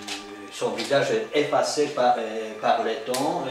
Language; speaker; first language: French; non-native, fluent; Polish